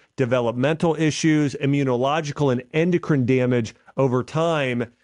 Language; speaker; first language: English; native; English